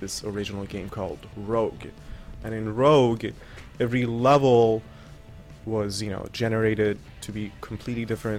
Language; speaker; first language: English; non-native, fluent; Persian